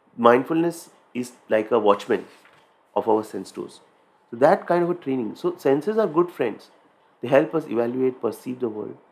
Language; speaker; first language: English; non-native, local second language; Hindi